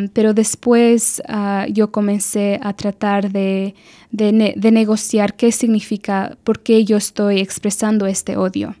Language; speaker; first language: Spanish; early bilingual, heritage; Spanish